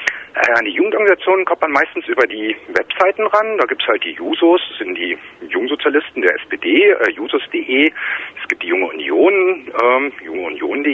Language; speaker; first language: German; native; German